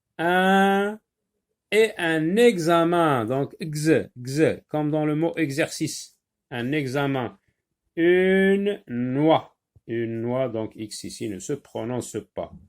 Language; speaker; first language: French; non-native, local second language; Arabic